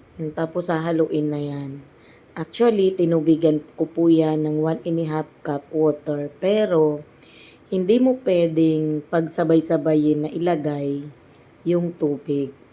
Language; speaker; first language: Filipino; native; Filipino